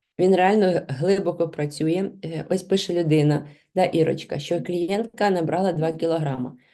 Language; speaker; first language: Ukrainian; non-native, local second language; Russian